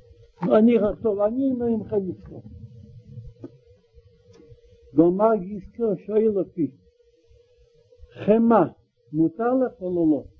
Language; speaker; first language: Hebrew; non-native, learner; Russian